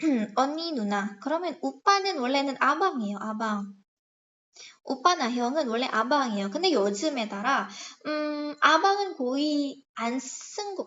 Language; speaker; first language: Korean; non-native, fluent; Indonesian